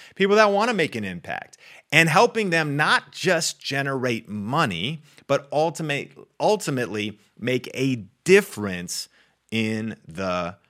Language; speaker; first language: English; native; English